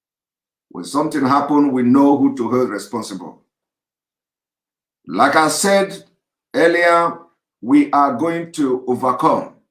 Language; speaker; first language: English; non-native, local second language; Igbo